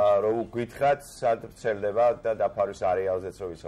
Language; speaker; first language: Georgian; native; Georgian